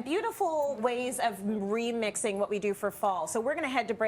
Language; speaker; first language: English; native; English